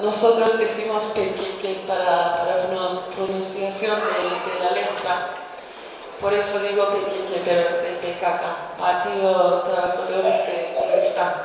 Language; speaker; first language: Spanish; non-native, fluent; Kurdish